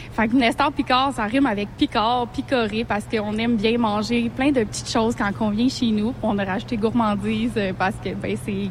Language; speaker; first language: French; native; French